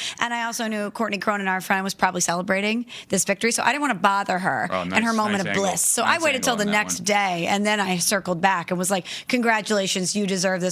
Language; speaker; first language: English; native; English